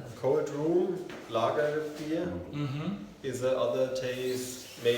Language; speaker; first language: English; non-native, learner; German